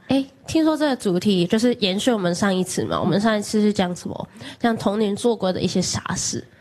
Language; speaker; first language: Chinese; non-native, local second language; Cantonese